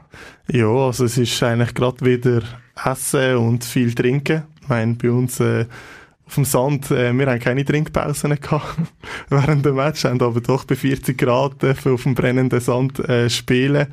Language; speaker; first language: German; native; German